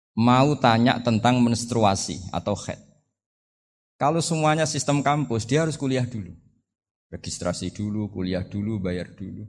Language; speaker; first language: Indonesian; non-native, local second language; Javanese